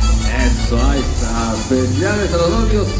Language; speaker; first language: Spanish; native; Spanish